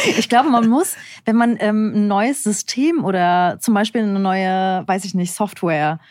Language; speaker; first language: German; early bilingual, other home language; Turkish